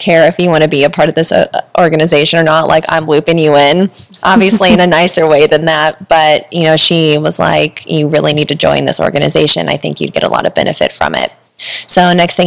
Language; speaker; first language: English; native; English